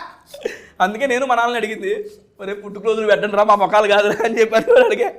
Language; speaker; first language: Telugu; native; Telugu